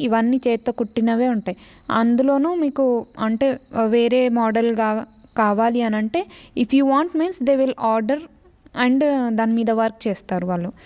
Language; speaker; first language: Telugu; non-native, local second language; Lambadi